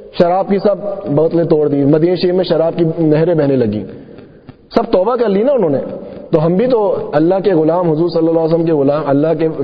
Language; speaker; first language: Urdu; non-native, local second language; Sindhi